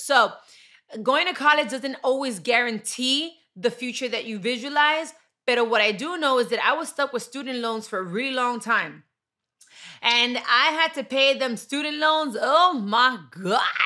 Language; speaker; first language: English; early bilingual, other home language; Spanish